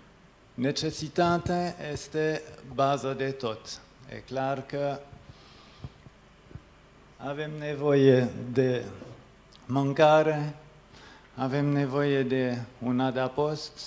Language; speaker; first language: Romanian; non-native, fluent; French